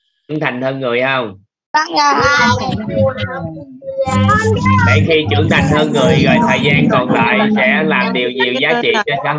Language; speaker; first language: Vietnamese; native; Vietnamese